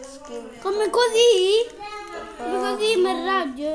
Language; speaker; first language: Italian; early bilingual, other home language; Punjabi